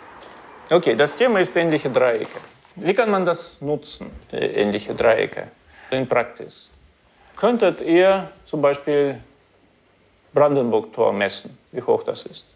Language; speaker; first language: German; non-native, fluent; Russian